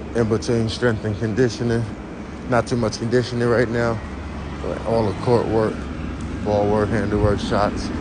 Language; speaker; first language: English; native; English